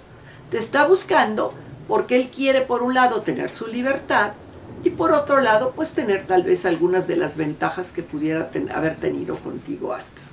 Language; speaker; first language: Spanish; native; Spanish